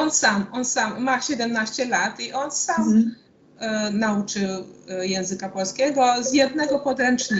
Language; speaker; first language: Polish; non-native, fluent; Hungarian